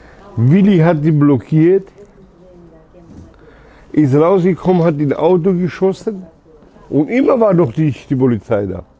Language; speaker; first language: German; early bilingual, other home language; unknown